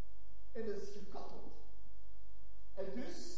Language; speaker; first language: Dutch; non-native, fluent; German